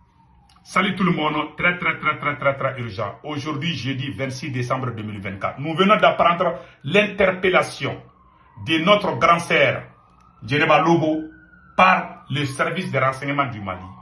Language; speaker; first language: French; non-native, local second language; Bambara